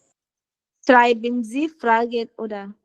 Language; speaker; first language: German; non-native, learner; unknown